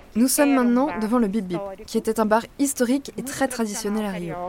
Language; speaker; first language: French; non-native, fluent; Portuguese